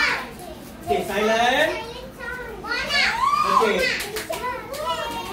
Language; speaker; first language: English; non-native, local second language; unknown